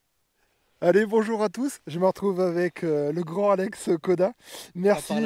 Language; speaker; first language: French; native; French